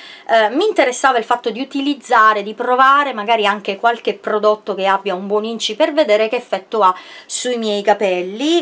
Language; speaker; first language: Italian; native; Italian